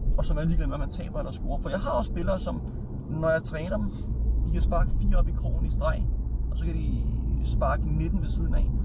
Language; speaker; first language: Danish; early bilingual, other home language; Serbian